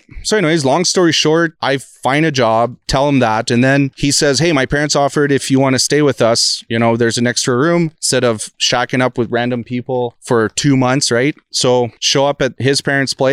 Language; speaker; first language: English; non-native, fluent; French